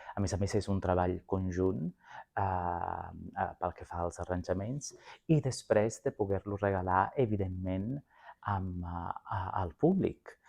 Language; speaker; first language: Catalan; non-native, fluent; Sicilian